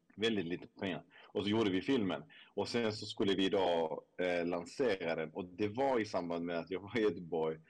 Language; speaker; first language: Swedish; early bilingual, other home language; Spanish